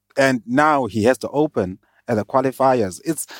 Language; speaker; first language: English; non-native, local second language; Shona